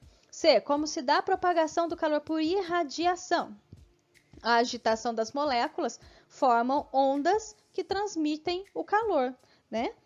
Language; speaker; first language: Portuguese; native; Portuguese